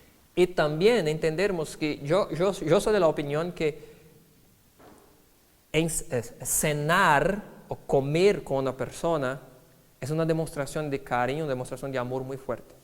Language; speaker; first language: Spanish; non-native, fluent; Portuguese